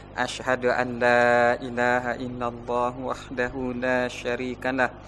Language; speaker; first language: Malay; native; Malay